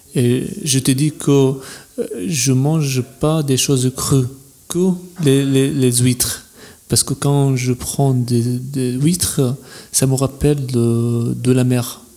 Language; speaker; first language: French; non-native, fluent; Arabic